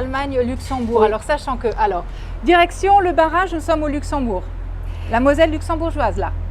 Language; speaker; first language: French; native; French